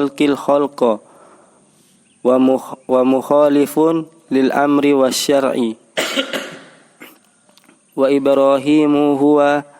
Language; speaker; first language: Arabic; non-native, learner; Indonesian